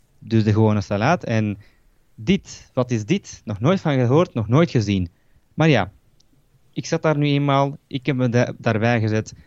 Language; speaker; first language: Dutch; early bilingual, other home language; Turkish